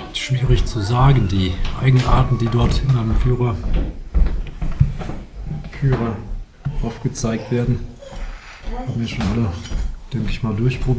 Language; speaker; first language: German; native; German